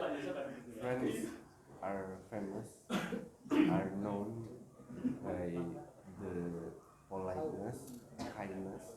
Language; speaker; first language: English; non-native, learner; Indonesian